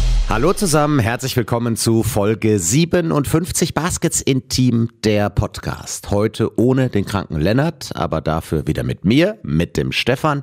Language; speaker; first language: German; native; German